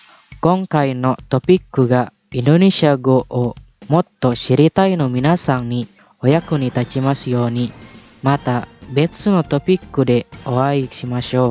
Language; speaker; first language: Japanese; non-native, fluent; Indonesian